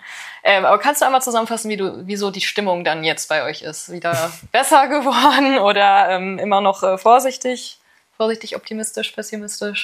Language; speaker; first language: German; native; German